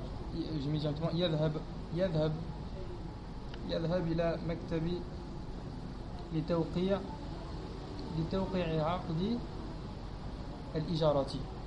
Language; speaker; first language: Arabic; non-native, learner; French